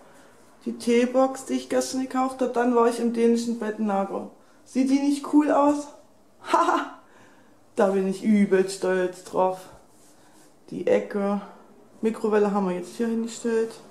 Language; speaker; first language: German; native; German